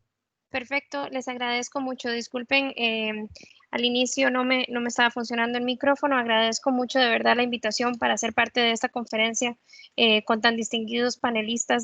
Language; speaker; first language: Spanish; native; Spanish